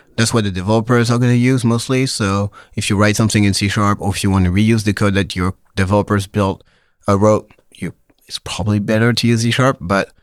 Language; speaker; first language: English; non-native, fluent; French